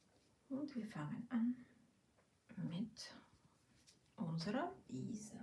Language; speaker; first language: German; non-native, fluent; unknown